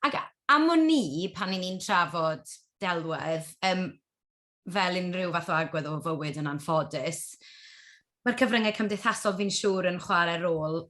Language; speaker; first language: Welsh; native; Welsh